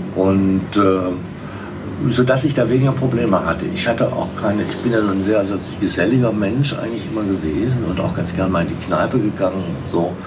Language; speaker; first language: German; native; German